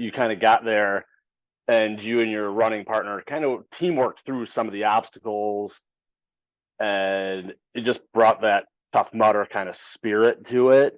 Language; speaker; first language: English; native; English